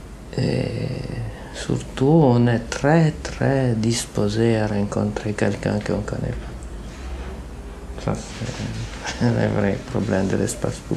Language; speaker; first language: French; non-native, fluent; Italian